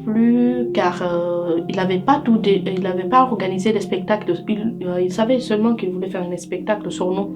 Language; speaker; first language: French; non-native, local second language; Fula